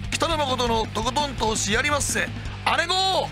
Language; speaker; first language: Japanese; native; Japanese